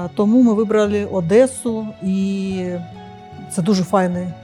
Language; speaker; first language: Ukrainian; native; Ukrainian